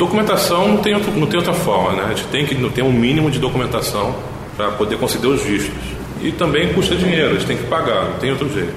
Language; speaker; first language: Portuguese; native; Portuguese